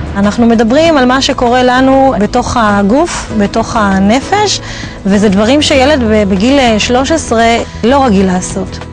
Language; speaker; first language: Hebrew; native; Hebrew